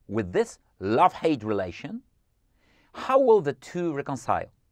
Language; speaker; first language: English; non-native, fluent; Polish